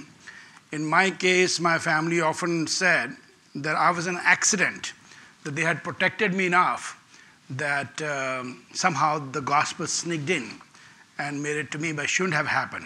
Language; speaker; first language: English; non-native, local second language; Punjabi